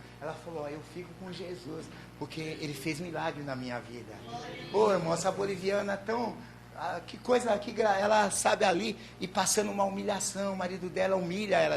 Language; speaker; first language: Portuguese; native; Portuguese